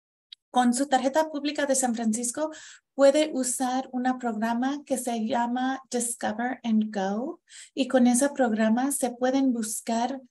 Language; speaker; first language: Spanish; non-native, fluent; English